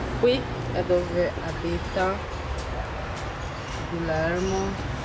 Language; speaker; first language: Italian; non-native, learner; Portuguese